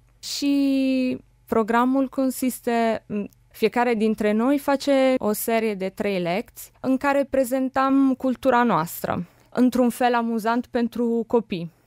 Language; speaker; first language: Romanian; non-native, learner; Italian